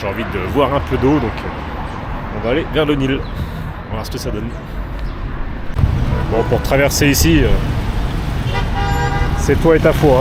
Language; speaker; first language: French; native; French